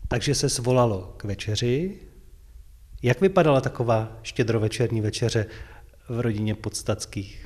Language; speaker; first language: Czech; native; Czech